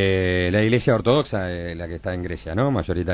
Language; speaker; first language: Spanish; native; Spanish